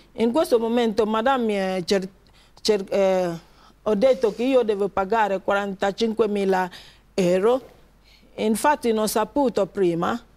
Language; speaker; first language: Italian; non-native, learner; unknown